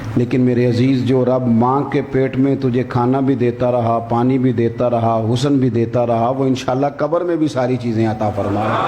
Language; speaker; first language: Urdu; non-native, local second language; Punjabi